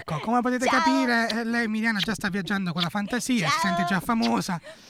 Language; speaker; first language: Italian; native; Italian